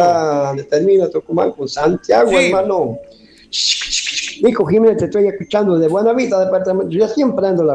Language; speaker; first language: Spanish; native; Spanish